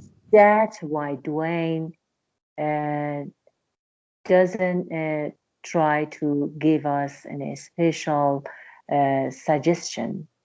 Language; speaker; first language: English; non-native, learner; Persian